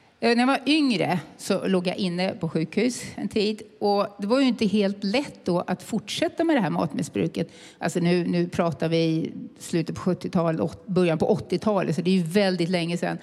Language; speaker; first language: Swedish; native; Swedish